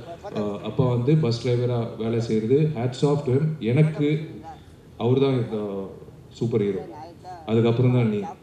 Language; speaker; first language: Tamil; native; Tamil